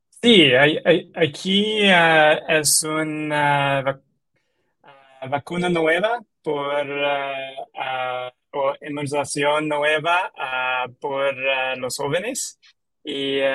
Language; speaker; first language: Spanish; non-native, learner; English